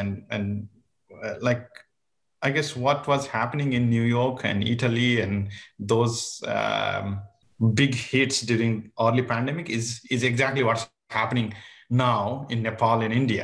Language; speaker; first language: English; non-native, local second language; Nepali